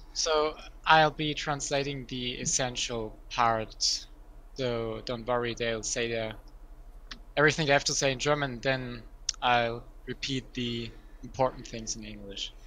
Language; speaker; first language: English; non-native, fluent; German